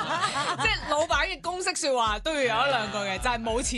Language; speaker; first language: Cantonese; native; Cantonese